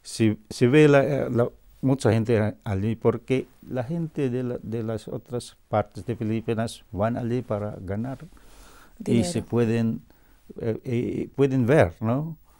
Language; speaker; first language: Spanish; non-native, fluent; Cebuano